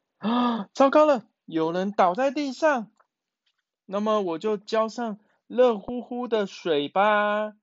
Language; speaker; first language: Chinese; native; Chinese